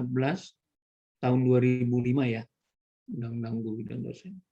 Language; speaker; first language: Indonesian; native; Indonesian